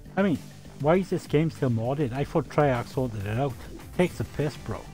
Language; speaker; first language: English; native; English